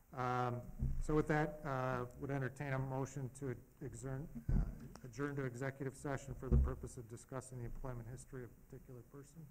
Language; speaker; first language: English; native; English